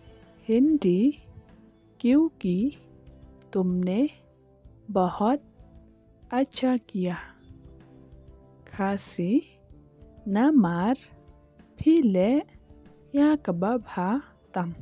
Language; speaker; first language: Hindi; non-native, local second language; Khasi